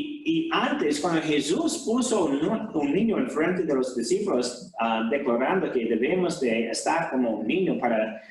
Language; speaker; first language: Spanish; non-native, fluent; English